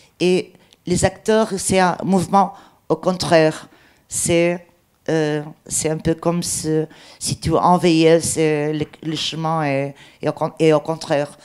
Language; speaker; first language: French; non-native, learner; Portuguese